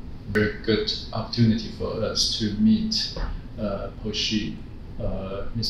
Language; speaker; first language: English; non-native, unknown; Chinese